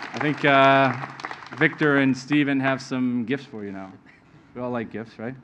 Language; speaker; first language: English; native; English